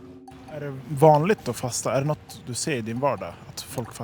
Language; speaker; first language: Swedish; native; Swedish